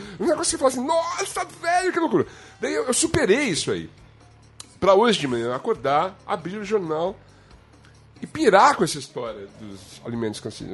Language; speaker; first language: Portuguese; native; Portuguese